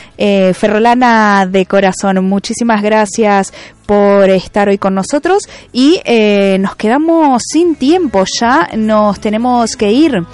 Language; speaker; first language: Spanish; native; Spanish